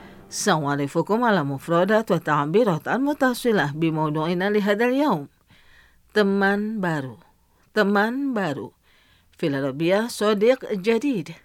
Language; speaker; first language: Arabic; non-native, fluent; Indonesian